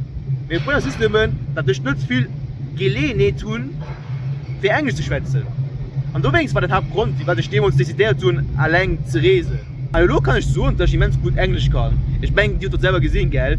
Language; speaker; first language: German; non-native, local second language; Luxembourgish